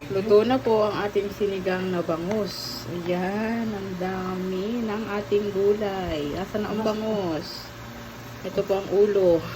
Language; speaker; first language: Filipino; native; Filipino